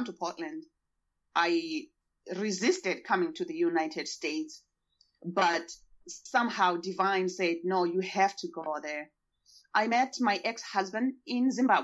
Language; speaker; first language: English; non-native, local second language; Shona